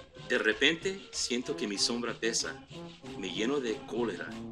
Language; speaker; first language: Spanish; early bilingual, heritage; Spanish